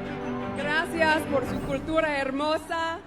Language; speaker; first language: Spanish; non-native, learner; English